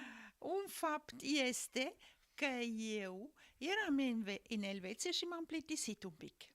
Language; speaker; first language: Romanian; non-native, fluent; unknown